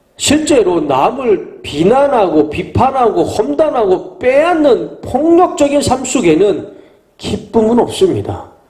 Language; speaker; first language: Korean; native; Korean